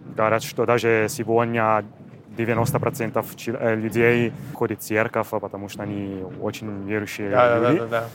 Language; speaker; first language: Russian; non-native, fluent; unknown